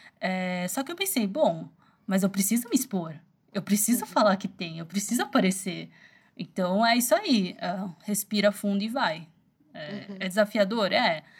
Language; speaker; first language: Portuguese; early bilingual, other home language; Chinese